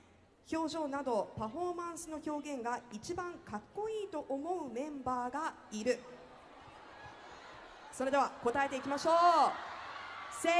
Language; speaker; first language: Japanese; native; Japanese